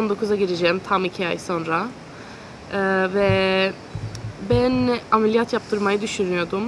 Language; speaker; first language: Turkish; early bilingual, heritage; Turkish